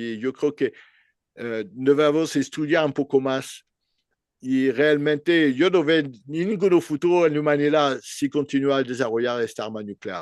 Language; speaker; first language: Spanish; non-native, learner; French